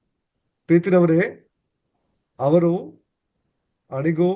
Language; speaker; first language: Kannada; non-native, learner; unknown